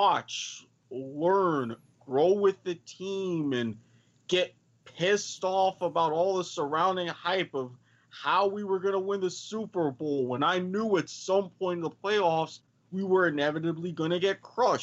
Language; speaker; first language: English; native; English